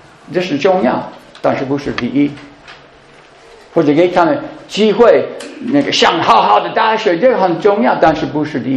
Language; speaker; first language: Chinese; non-native, fluent; English